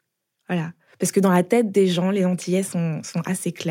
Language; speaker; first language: French; native; French